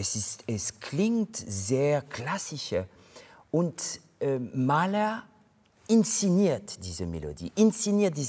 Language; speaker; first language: German; non-native, fluent; French